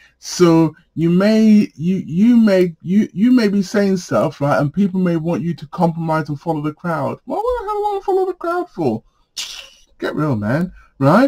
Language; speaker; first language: English; native; English